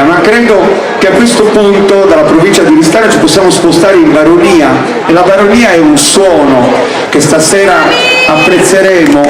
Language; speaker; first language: Italian; native; Italian